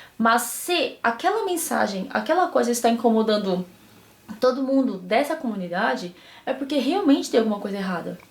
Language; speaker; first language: Portuguese; native; Portuguese